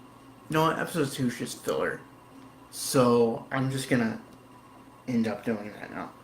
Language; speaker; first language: English; native; English